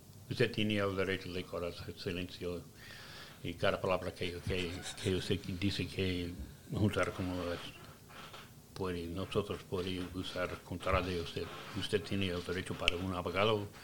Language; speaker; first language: Spanish; non-native, learner; English